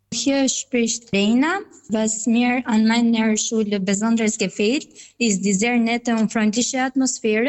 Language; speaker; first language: German; non-native, fluent; Albanian